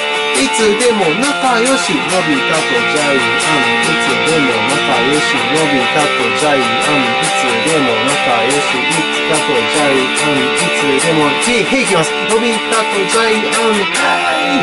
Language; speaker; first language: Japanese; native; Japanese